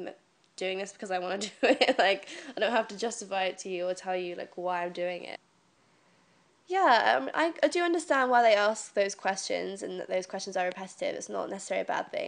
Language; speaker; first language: English; native; English